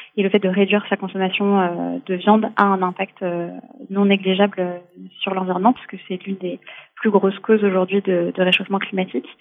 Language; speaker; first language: French; native; French